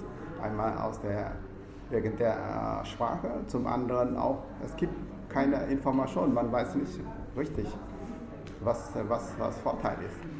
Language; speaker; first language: German; non-native, fluent; Vietnamese